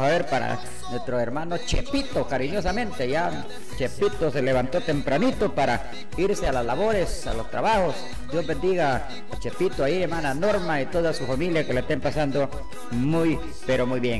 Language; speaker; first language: Spanish; native; Spanish